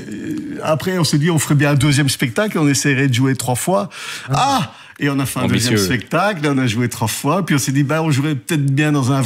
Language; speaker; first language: French; native; French